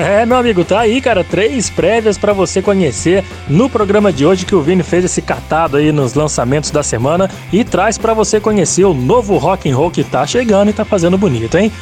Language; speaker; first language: Portuguese; native; Portuguese